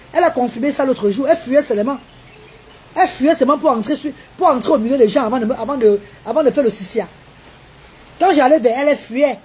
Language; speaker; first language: French; non-native, local second language; Lingala